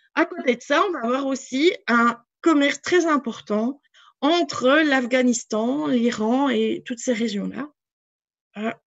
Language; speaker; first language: French; native; French